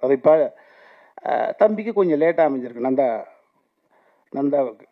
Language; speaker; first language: Tamil; native; Tamil